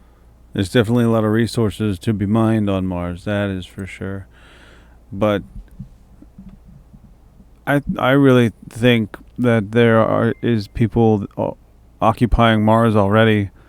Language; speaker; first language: English; native; English